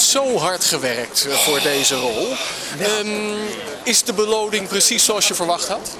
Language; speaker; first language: Dutch; native; Dutch